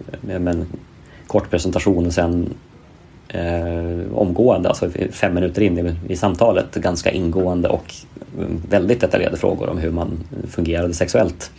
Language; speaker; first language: Swedish; native; Swedish